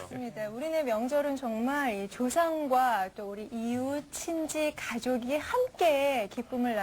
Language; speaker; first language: Korean; native; Korean